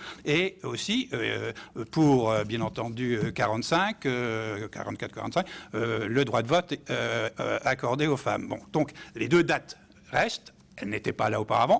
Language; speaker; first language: French; native; French